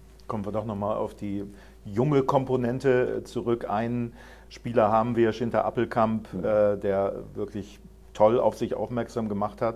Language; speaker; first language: German; native; German